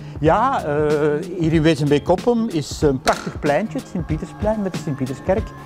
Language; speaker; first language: Dutch; native; Dutch